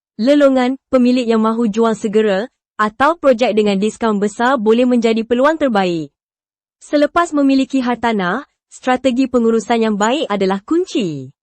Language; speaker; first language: Malay; native; Malay